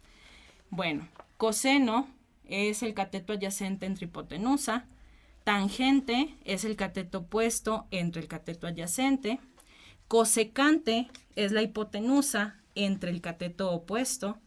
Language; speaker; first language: Spanish; native; Spanish